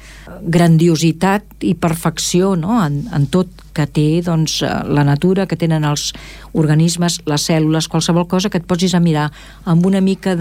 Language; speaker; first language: Catalan; native; Catalan